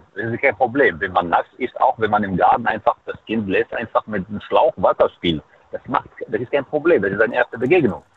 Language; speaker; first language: German; non-native, fluent; Arabic